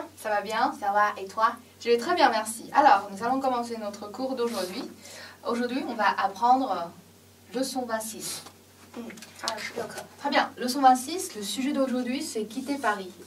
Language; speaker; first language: French; non-native, learner; Chinese